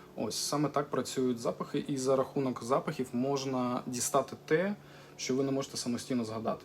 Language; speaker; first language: Ukrainian; non-native, local second language; Russian